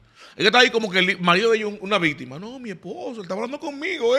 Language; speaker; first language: Spanish; native; Spanish